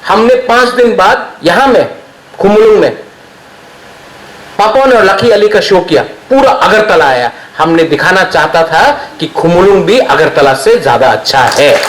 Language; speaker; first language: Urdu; non-native, local second language; Kok Borok